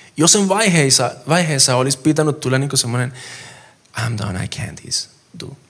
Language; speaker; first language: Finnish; non-native, fluent; Spanish